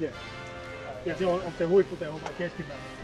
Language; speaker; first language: Finnish; native; Finnish